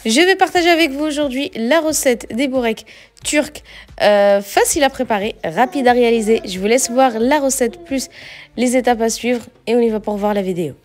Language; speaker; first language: French; non-native, local second language; Arabic